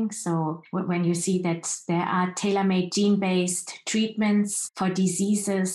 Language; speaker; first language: English; non-native, fluent; Chinese